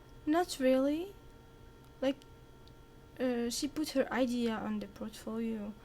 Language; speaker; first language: English; non-native, learner; Arabic